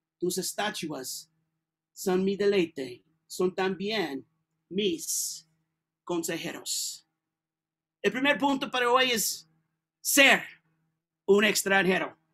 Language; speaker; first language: Spanish; non-native, learner; English